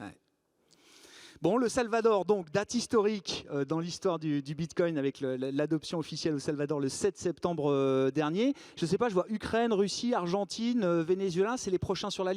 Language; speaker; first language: French; native; French